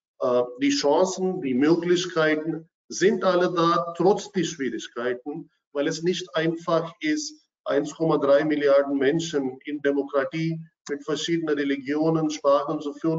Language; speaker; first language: German; non-native, fluent; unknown